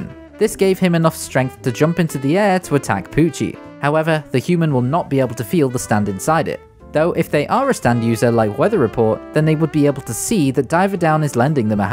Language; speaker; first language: English; native; English